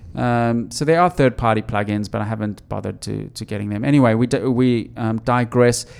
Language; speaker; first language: English; native; English